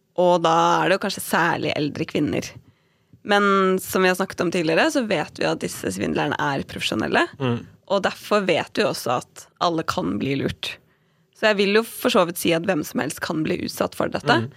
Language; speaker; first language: Norwegian; native; Norwegian